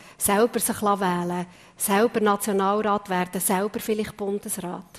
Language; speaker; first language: German; native; German